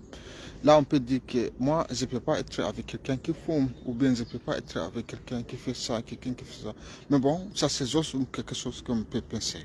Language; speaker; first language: French; non-native, fluent; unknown